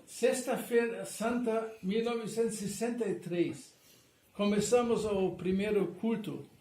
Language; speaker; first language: Portuguese; non-native, fluent; German